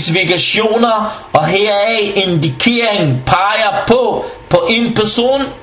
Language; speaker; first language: Danish; non-native, fluent; Arabic